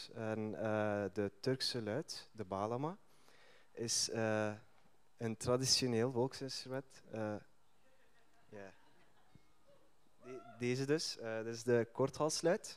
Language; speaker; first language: Dutch; early bilingual, other home language; Turkish